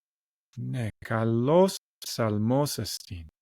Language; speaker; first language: Greek; non-native, learner; English